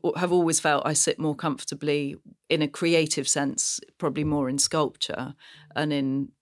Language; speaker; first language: English; native; English